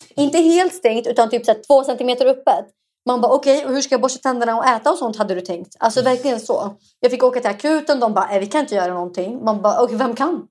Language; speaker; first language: Swedish; early bilingual, other home language; Arabic